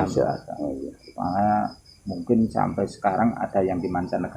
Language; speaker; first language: Indonesian; non-native, local second language; Javanese